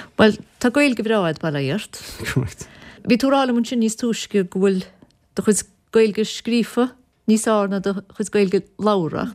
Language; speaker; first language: Irish; native; Irish